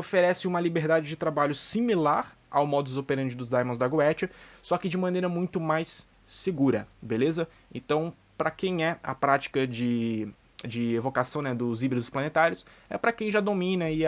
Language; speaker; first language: Portuguese; native; Portuguese